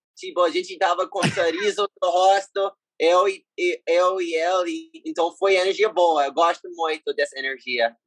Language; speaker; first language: Portuguese; non-native, learner; English